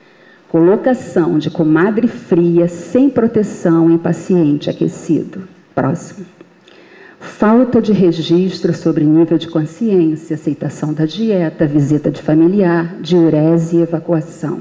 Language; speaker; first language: Portuguese; native; Portuguese